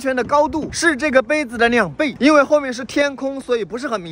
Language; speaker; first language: Chinese; native; Chinese